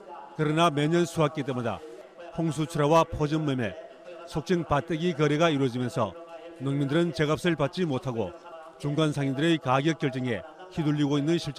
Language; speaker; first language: Korean; native; Korean